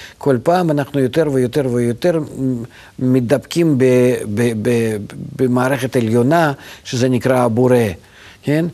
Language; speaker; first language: Hebrew; non-native, fluent; Russian